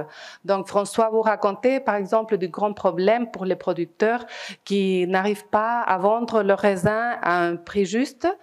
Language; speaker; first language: French; non-native, fluent; Spanish